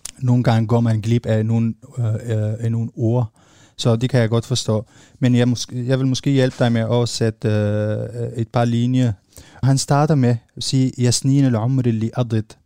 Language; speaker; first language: Danish; non-native, fluent; Arabic